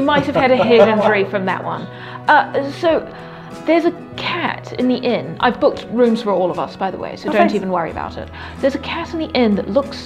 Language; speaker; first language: English; native; English